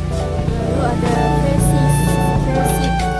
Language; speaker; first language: Indonesian; native; Indonesian